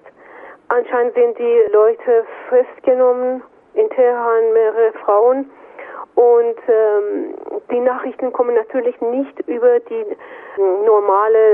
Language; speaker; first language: German; non-native, fluent; Persian